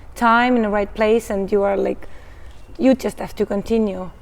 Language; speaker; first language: English; non-native, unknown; Estonian